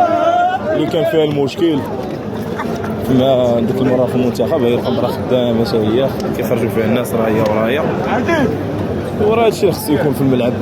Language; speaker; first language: Arabic; native; Arabic